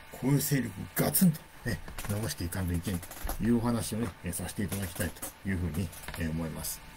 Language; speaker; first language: Japanese; native; Japanese